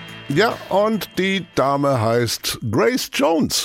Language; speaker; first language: German; native; German